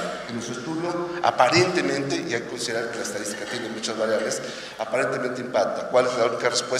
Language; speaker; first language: Spanish; native; Spanish